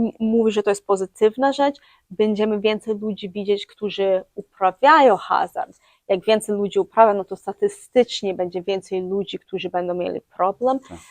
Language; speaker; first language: Polish; early bilingual, heritage; English